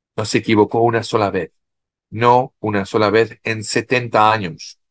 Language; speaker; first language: Spanish; non-native, fluent; French